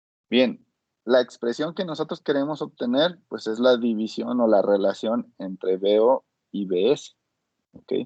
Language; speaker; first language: Spanish; native; Spanish